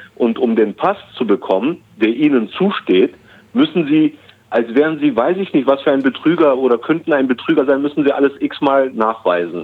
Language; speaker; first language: German; early bilingual, other home language; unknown